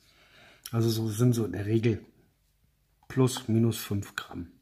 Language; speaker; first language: German; native; German